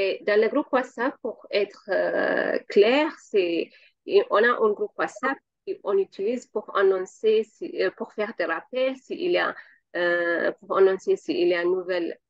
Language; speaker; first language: French; non-native, learner; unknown